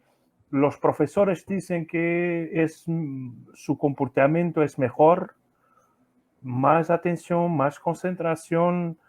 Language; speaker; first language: Spanish; non-native, learner; Portuguese